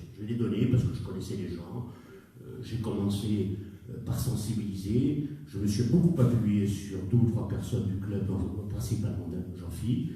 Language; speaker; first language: French; native; French